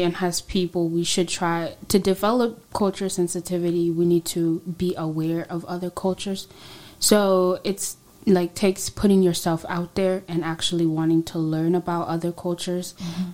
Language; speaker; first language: English; non-native, local second language; Swahili